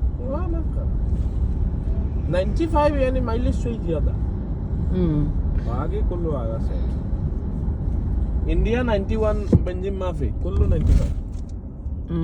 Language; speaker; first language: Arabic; non-native, learner; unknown